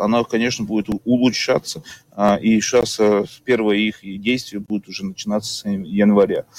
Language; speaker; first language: Russian; non-native, local second language; Latvian